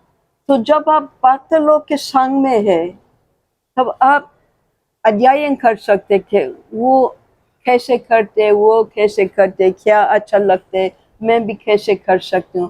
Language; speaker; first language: Hindi; non-native, learner; English